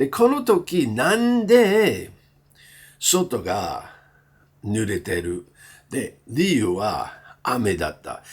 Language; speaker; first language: Japanese; non-native, learner; English